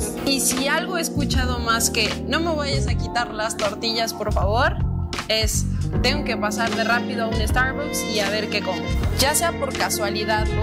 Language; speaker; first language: Spanish; native; Spanish